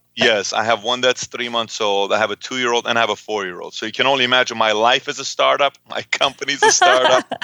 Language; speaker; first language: English; early bilingual, other home language; Persian